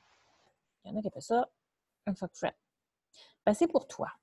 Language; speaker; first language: French; native; French